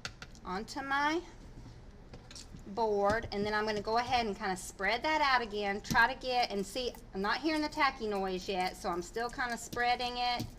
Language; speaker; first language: English; native; English